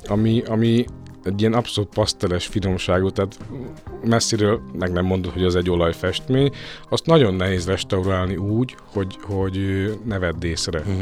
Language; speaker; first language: Hungarian; native; Hungarian